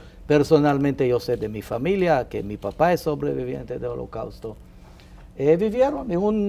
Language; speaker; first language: Spanish; non-native, fluent; Hebrew